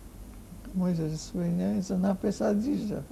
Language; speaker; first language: Spanish; non-native, fluent; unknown